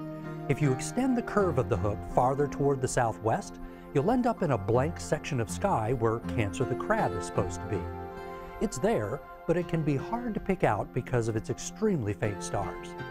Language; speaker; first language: English; native; English